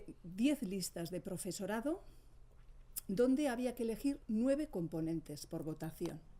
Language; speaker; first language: Spanish; native; Spanish